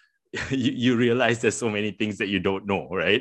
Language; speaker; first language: English; non-native, local second language; Malay